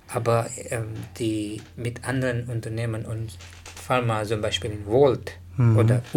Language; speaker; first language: German; non-native, learner; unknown